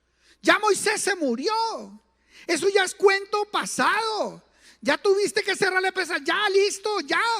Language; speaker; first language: Spanish; native; Spanish